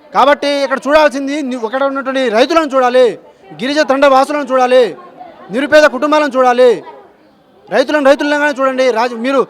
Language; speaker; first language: Telugu; non-native, local second language; Lambadi